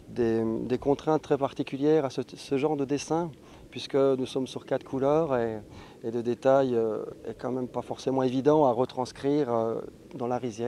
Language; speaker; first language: French; native; French